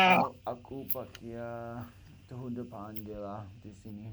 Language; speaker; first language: Indonesian; non-native, learner; English